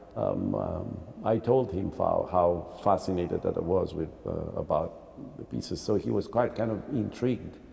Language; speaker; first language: English; non-native, fluent; Greek